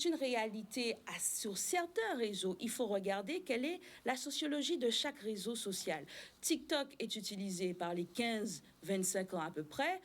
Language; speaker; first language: French; native; French